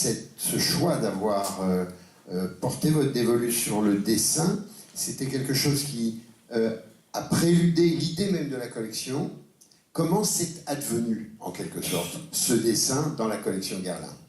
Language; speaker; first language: French; native; French